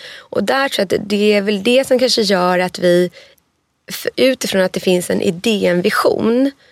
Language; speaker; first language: Swedish; native; Swedish